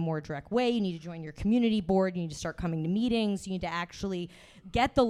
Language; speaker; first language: English; native; English